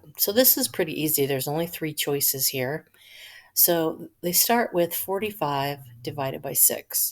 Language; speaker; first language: English; native; English